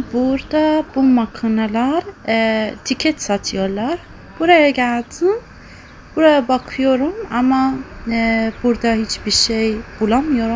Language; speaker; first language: Turkish; non-native, fluent; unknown